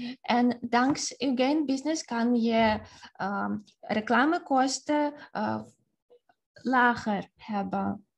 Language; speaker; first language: Dutch; non-native, fluent; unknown